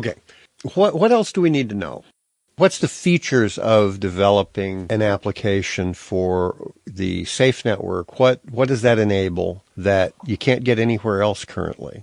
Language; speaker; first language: English; native; English